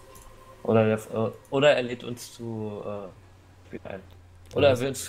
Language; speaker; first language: German; native; German